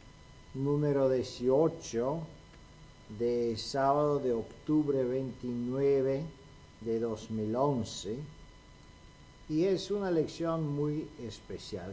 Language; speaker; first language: Spanish; non-native, fluent; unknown